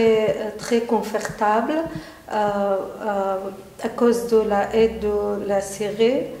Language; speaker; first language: French; non-native, learner; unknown